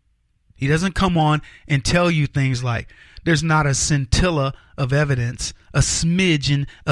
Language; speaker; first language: English; native; English